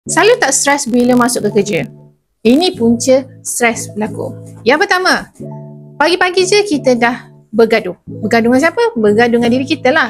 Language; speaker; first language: Malay; native; Malay